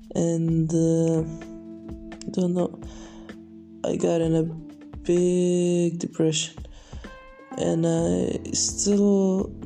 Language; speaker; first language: English; non-native, learner; Arabic